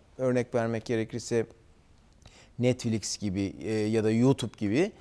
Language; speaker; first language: Turkish; native; Turkish